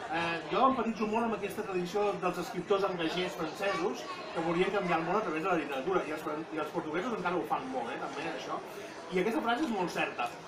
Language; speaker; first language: Catalan; native; Catalan